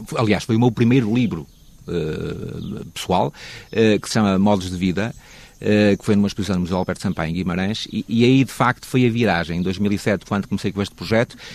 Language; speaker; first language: Portuguese; native; Portuguese